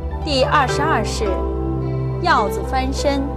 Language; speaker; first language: Chinese; native; Chinese